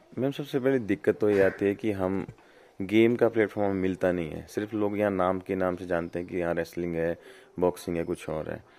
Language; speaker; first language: Hindi; native; Hindi